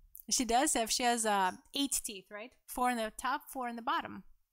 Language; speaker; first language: English; non-native, fluent; Russian